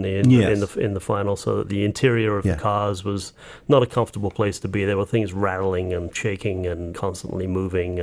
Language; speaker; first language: English; native; English